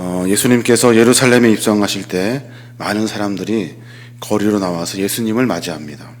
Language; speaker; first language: Korean; native; Korean